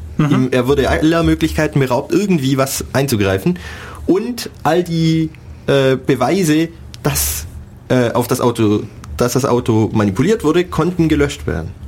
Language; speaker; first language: German; native; German